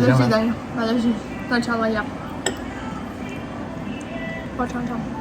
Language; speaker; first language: Chinese; non-native, fluent; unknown